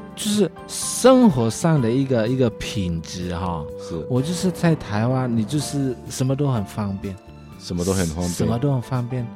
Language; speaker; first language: Chinese; non-native, fluent; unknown